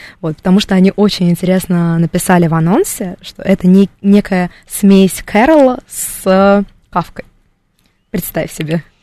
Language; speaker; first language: Russian; native; Russian